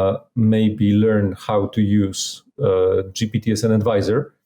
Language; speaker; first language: English; non-native, fluent; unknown